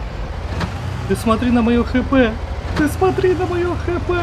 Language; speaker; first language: Russian; native; Russian